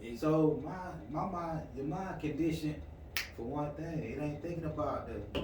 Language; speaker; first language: English; native; English